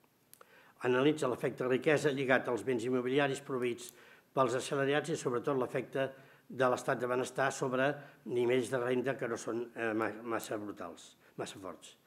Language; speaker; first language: Catalan; native; Catalan